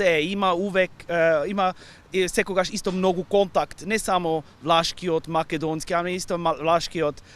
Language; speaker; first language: Macedonian; non-native, learner; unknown